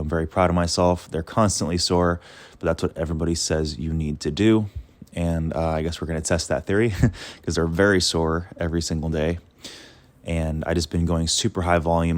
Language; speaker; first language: English; native; English